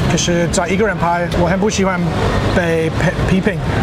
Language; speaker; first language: Chinese; non-native, learner; English